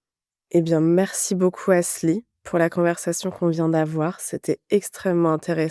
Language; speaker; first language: French; native; French